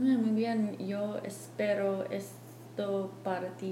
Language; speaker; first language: Spanish; non-native, fluent; English